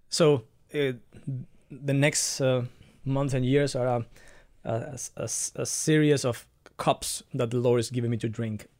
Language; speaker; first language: English; non-native, fluent; Spanish